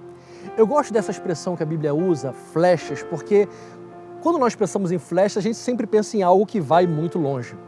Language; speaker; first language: Portuguese; native; Portuguese